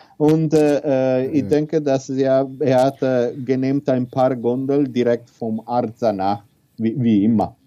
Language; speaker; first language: German; non-native, learner; Italian